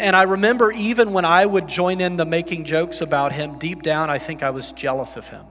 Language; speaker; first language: English; native; English